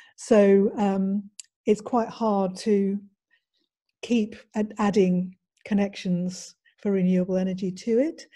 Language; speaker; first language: English; native; English